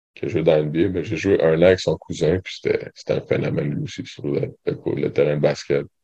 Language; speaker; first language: French; native; French